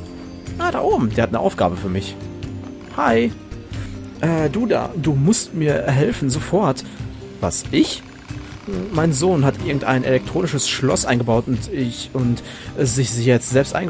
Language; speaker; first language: German; native; German